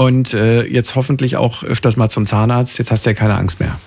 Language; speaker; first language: German; native; German